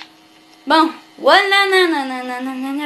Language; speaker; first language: French; native; French